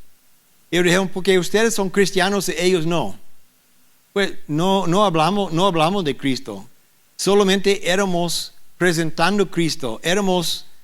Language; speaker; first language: Spanish; non-native, learner; English